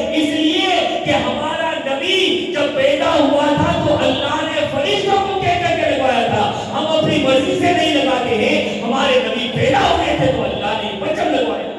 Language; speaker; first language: Urdu; non-native, local second language; Gujarati